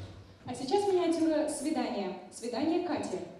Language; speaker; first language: Russian; native; Russian